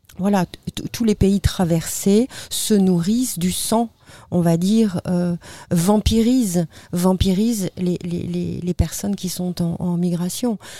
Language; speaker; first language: French; native; French